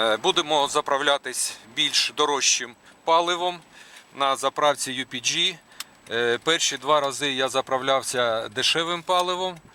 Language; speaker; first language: Ukrainian; non-native, local second language; Russian